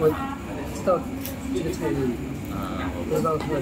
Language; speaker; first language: Chinese; non-native, local second language; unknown